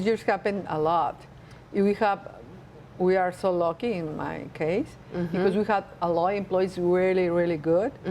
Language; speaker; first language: English; non-native, learner; Spanish